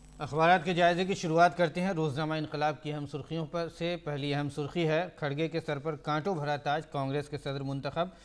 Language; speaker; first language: Urdu; native; Urdu